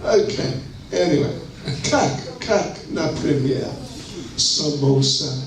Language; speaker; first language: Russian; non-native, learner; English